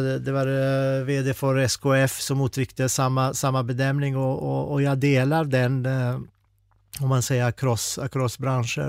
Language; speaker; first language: Swedish; non-native, fluent; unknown